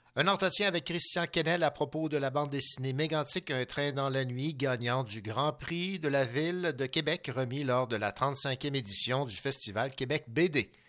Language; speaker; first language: French; native; French